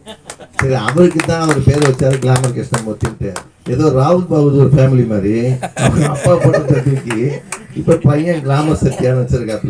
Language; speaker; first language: Tamil; native; Tamil